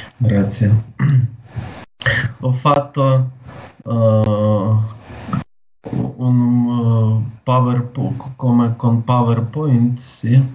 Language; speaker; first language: Italian; non-native, learner; Ukrainian